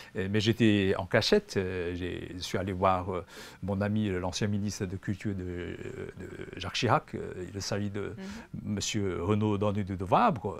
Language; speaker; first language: French; non-native, fluent; Chinese